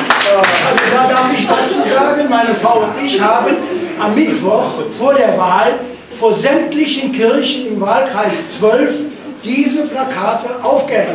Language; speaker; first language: German; native; German